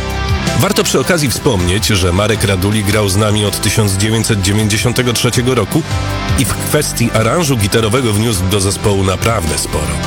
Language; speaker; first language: Polish; native; Polish